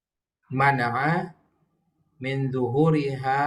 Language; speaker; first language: Arabic; non-native, learner; Indonesian